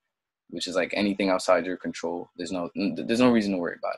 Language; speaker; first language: English; early bilingual, other home language; French